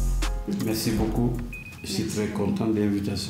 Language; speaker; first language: French; non-native, learner; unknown